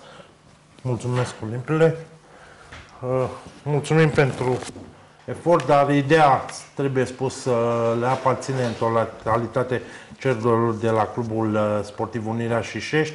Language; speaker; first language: Romanian; native; Romanian